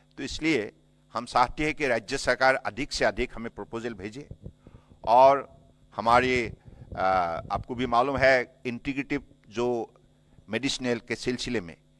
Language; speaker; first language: Hindi; non-native, local second language; Assamese